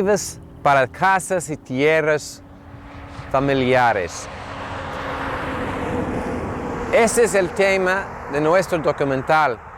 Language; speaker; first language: Spanish; non-native, learner; English